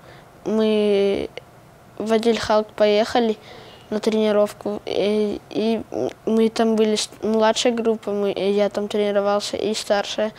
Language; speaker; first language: Russian; non-native, local second language; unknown